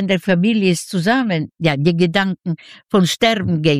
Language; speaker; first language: German; non-native, learner; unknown